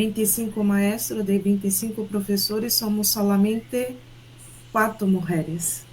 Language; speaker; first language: Spanish; non-native, learner; Portuguese